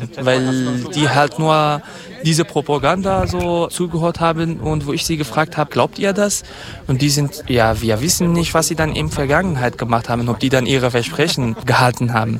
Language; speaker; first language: German; non-native, fluent; Kurdish